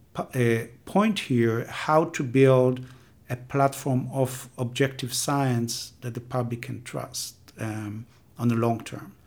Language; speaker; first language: English; non-native, fluent; Hebrew